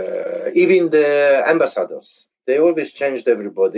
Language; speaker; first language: English; early bilingual, other home language; Hungarian